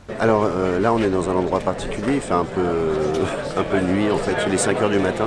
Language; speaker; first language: French; native; French